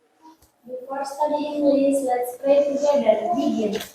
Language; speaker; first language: English; non-native, learner; Indonesian